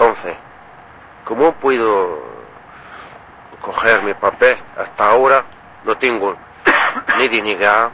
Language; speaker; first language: Spanish; non-native, learner; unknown